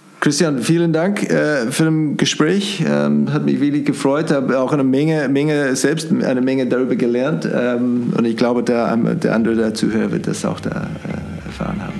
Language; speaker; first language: German; non-native, fluent; English